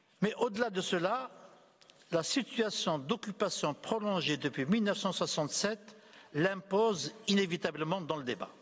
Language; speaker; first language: French; non-native, local second language; Arabic